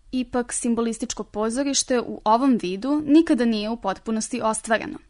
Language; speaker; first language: Serbian; native; Serbian